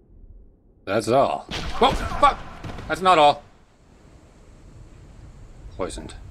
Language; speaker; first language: English; native; English